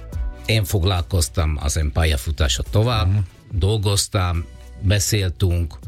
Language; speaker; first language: Hungarian; non-native, fluent; Italian